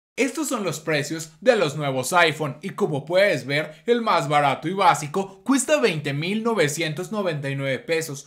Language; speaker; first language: Spanish; native; Spanish